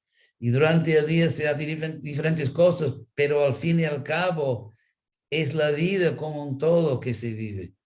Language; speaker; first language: Spanish; non-native, fluent; English